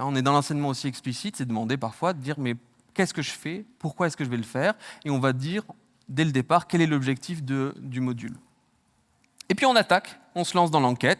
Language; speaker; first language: French; native; French